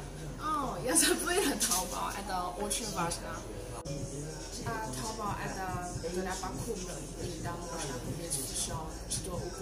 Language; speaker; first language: Russian; non-native, learner; Chinese